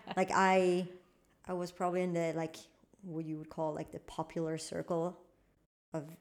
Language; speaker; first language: English; non-native, fluent; Swedish